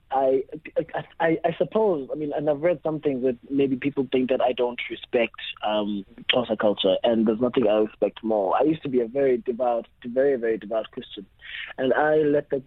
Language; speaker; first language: English; non-native, local second language; Xhosa